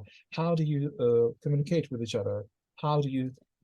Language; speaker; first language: English; non-native, fluent; Russian